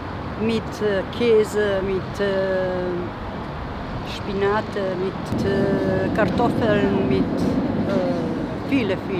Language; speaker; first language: German; non-native, learner; Italian